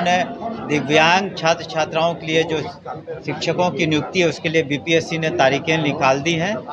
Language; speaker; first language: Hindi; native; Hindi